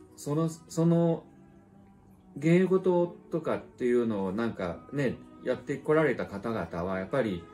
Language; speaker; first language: Japanese; non-native, fluent; Chinese